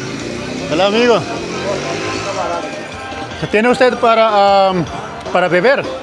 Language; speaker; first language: Spanish; non-native, learner; Hindi